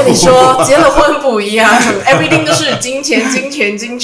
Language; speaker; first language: Chinese; native; Chinese